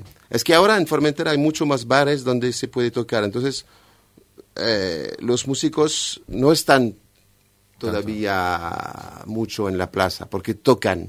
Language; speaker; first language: Spanish; non-native, fluent; French